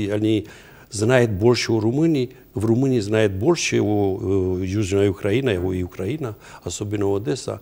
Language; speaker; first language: Russian; non-native, fluent; Romanian